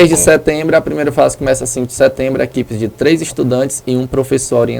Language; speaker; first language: Portuguese; native; Portuguese